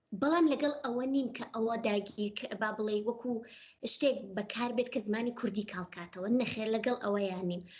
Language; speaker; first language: Central Kurdish; non-native, local second language; Gurani